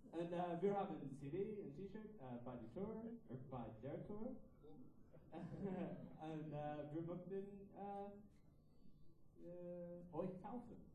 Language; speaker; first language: German; non-native, learner; English